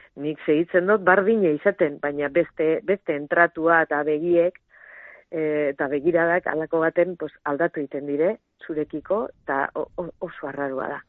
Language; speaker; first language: Basque; non-native, local second language; Spanish